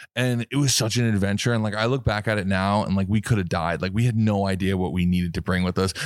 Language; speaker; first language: English; native; English